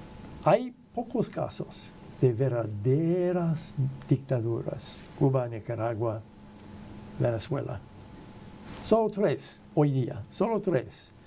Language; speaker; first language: Spanish; non-native, fluent; English